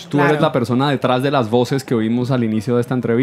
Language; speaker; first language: Spanish; native; Spanish